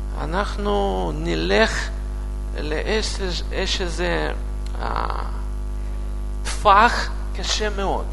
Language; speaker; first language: Hebrew; non-native, learner; Russian